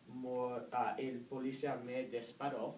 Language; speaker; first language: Spanish; non-native, learner; English